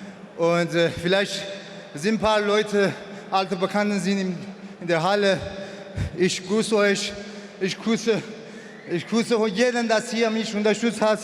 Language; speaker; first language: German; non-native, fluent; Persian